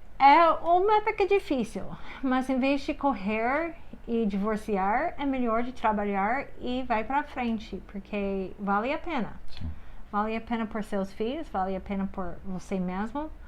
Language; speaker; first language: Portuguese; non-native, fluent; English